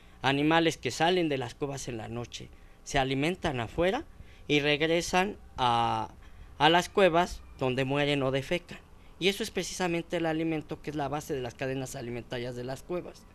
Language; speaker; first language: Spanish; native; Spanish